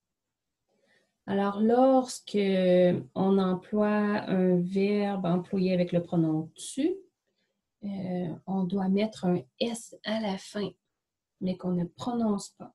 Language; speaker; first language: French; native; French